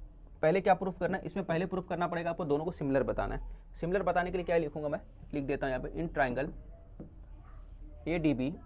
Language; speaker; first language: Hindi; native; Hindi